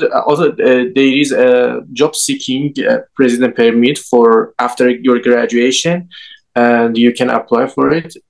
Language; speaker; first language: English; non-native, learner; Persian